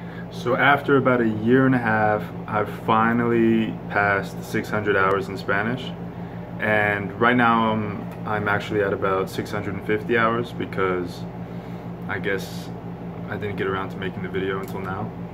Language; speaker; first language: English; native; English